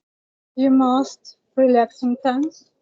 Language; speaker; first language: English; non-native, learner; Spanish